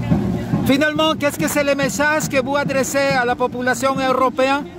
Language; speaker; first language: French; non-native, learner; Spanish